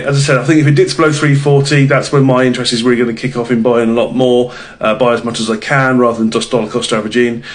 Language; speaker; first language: English; native; English